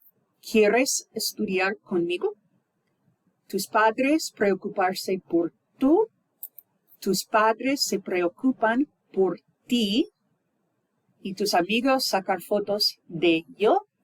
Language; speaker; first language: Spanish; non-native, fluent; English